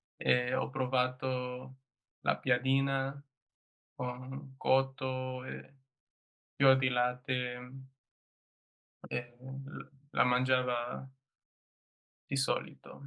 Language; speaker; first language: Italian; non-native, learner; English